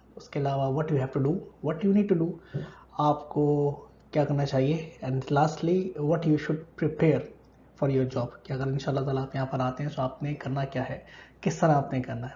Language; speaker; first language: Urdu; native; Urdu